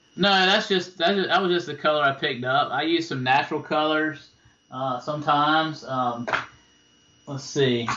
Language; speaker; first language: English; native; English